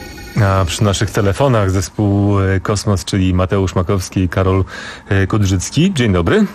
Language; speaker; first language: Polish; native; Polish